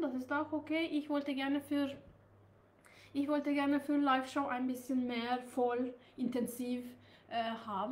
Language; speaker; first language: German; non-native, learner; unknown